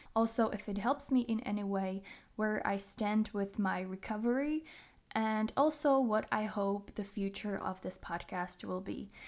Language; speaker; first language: English; non-native, fluent; Czech